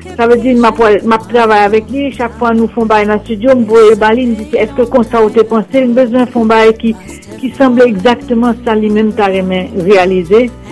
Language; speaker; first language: French; non-native, local second language; Haitian Creole